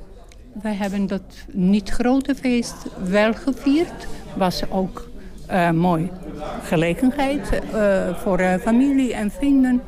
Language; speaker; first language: Dutch; non-native, learner; Bosnian